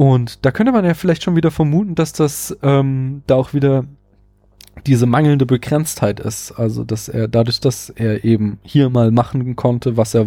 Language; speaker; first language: German; native; German